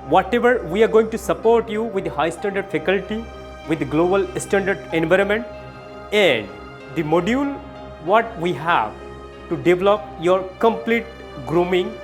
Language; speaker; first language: English; non-native, local second language; Bangla